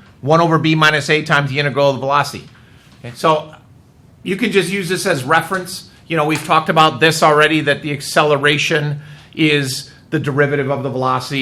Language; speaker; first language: English; native; English